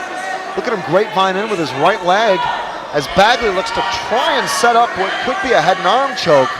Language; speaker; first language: English; native; English